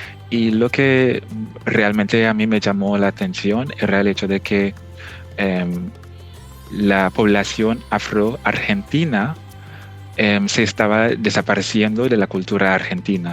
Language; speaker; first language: Spanish; non-native, fluent; English